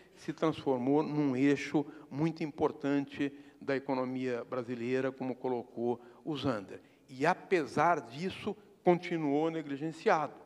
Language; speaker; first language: Portuguese; native; Portuguese